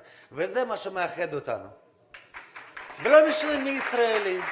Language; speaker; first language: Hebrew; non-native, fluent; Russian